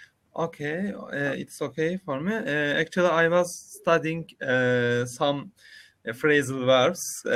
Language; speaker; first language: English; non-native, learner; Turkish